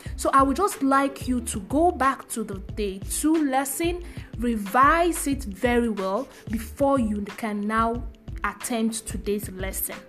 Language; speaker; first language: English; non-native, local second language; Yoruba